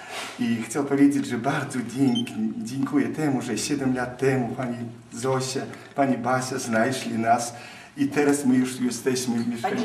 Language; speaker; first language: Polish; early bilingual, heritage; Polish